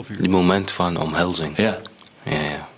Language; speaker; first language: Dutch; non-native, learner; Arabic